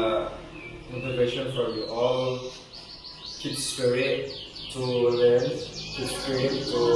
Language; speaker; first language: English; non-native, learner; Indonesian